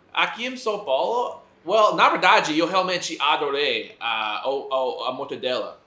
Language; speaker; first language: Portuguese; non-native, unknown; English